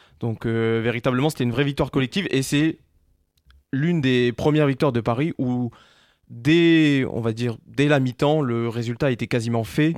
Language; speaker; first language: French; native; French